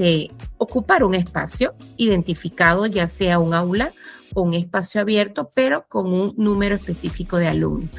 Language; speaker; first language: Spanish; native; Spanish